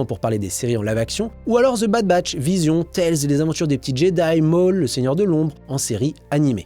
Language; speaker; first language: French; native; French